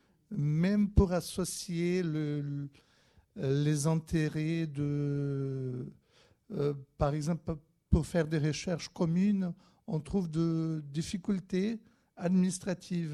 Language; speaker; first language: French; non-native, fluent; Portuguese